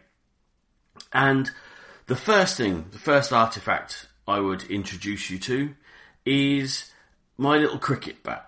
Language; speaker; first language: English; native; English